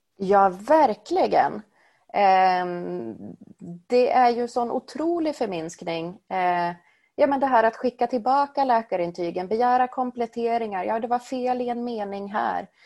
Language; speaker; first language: Swedish; native; Swedish